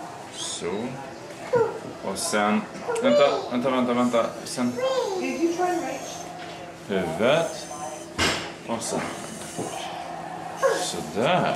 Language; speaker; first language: Swedish; native; Swedish